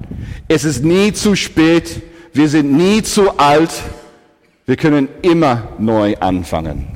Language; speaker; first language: German; non-native, fluent; English